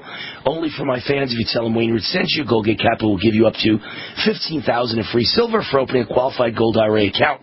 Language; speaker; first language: English; native; English